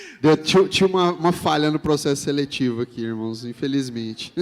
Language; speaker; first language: Portuguese; native; Portuguese